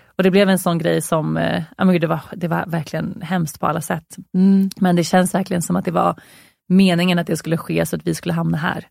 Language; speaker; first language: Swedish; native; Swedish